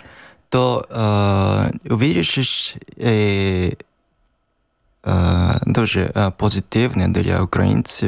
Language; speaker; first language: Ukrainian; non-native, learner; Japanese